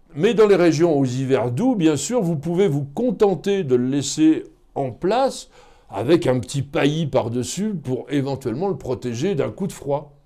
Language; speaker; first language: French; native; French